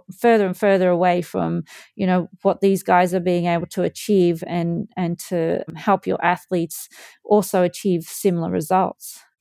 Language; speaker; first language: English; native; English